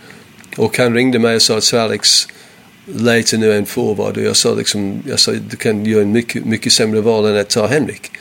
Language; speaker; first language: Swedish; non-native, fluent; English